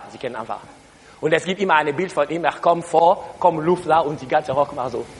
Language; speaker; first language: German; non-native, learner; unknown